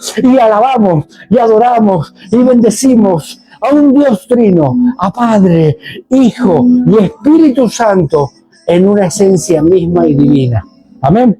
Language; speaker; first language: Spanish; native; Spanish